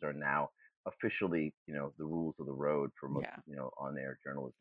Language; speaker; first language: English; early bilingual, other home language; German